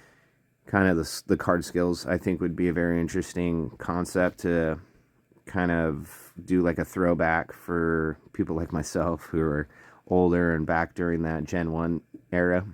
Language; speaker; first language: English; native; English